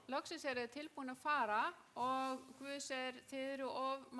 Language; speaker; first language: Icelandic; non-native, fluent; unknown